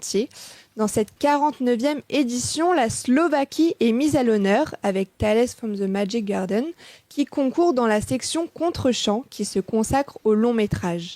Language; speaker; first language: French; native; French